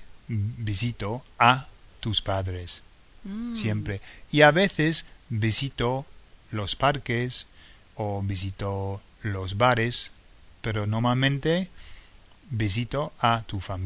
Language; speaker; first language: Spanish; non-native, fluent; English